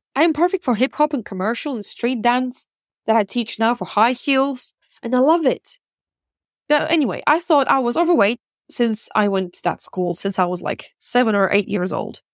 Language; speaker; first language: English; non-native, fluent; Russian